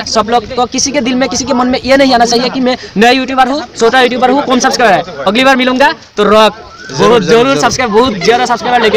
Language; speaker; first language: Hindi; non-native, local second language; Assamese